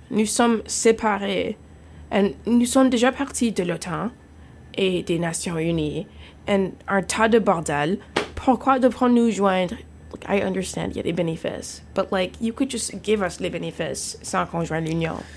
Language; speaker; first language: French; non-native, fluent; English